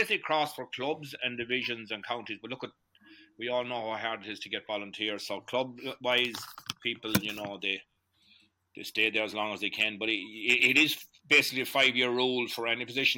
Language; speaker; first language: English; native; English